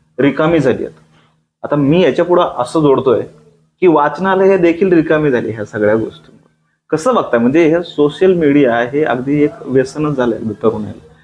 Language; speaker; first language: Marathi; native; Marathi